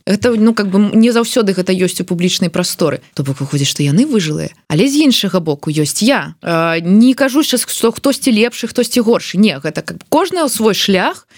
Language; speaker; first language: Belarusian; non-native, local second language; Russian